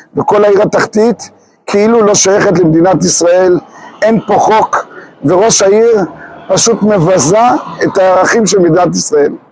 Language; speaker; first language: Hebrew; native; Hebrew